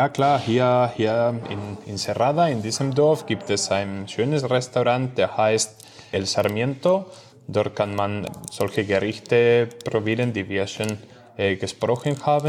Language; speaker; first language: German; non-native, learner; Spanish